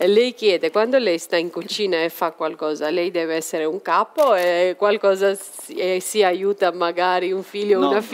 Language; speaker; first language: Italian; non-native, fluent; Georgian